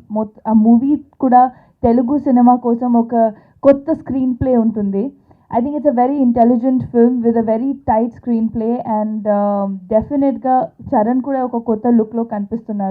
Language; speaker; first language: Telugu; non-native, learner; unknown